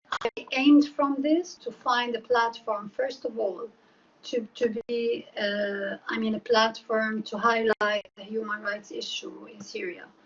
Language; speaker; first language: English; non-native, fluent; Arabic